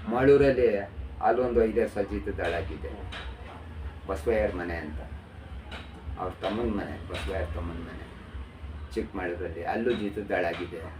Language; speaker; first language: Kannada; non-native, local second language; Urdu